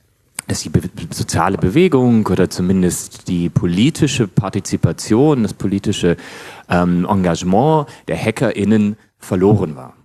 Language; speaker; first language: German; native; German